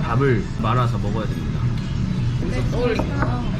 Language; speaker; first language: Korean; native; Korean